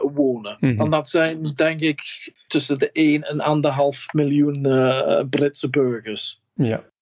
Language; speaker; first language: Dutch; non-native, fluent; English